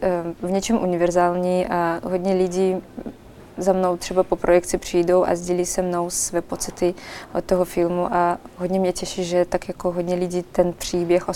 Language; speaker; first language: Czech; non-native, fluent; Russian